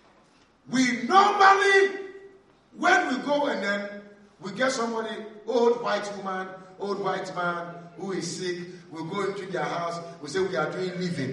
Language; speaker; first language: English; non-native, local second language; Akan